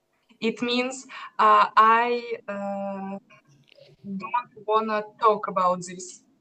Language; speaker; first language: English; non-native, learner; Russian